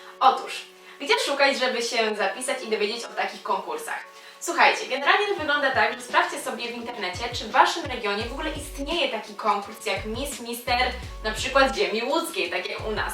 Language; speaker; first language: Polish; native; Polish